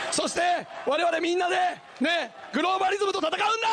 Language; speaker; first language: Japanese; native; Japanese